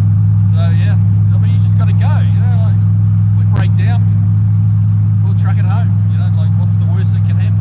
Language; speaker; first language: English; native; English